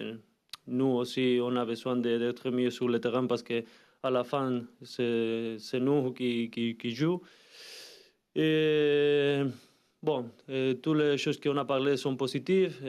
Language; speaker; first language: French; non-native, learner; Spanish